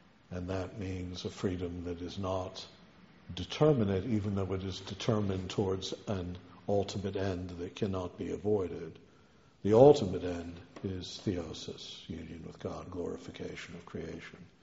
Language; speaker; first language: English; native; English